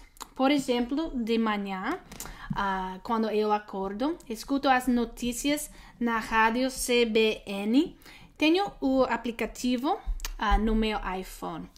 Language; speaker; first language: Portuguese; non-native, learner; English